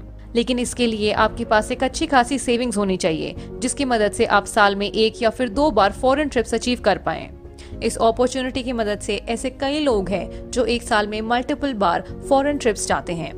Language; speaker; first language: Hindi; native; Hindi